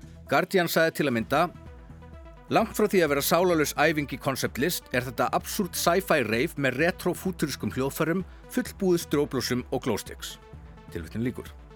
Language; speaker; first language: Icelandic; native; Icelandic